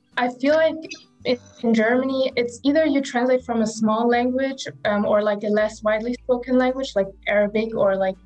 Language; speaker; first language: English; non-native, fluent; German